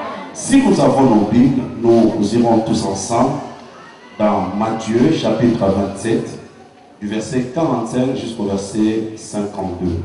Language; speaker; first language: French; non-native, local second language; Lingala